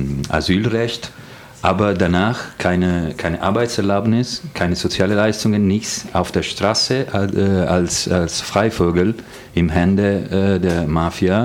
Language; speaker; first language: German; non-native, fluent; Italian